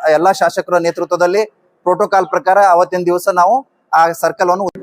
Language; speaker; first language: Kannada; non-native, local second language; Lambadi